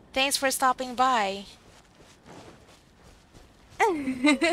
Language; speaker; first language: English; non-native, local second language; Filipino